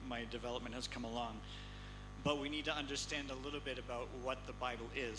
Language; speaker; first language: English; native; English